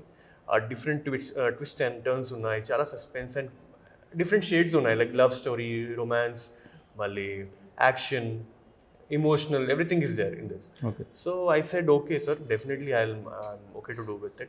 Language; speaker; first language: Telugu; non-native, fluent; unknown